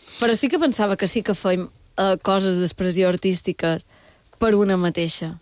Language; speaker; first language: Catalan; native; Catalan